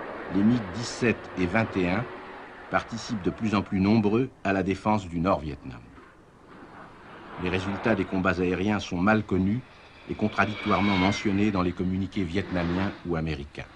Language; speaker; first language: French; native; French